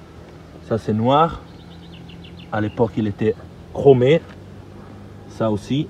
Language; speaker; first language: French; non-native, learner; Italian